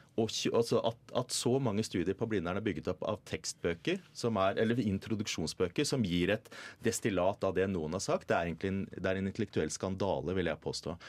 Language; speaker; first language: Norwegian; native; Norwegian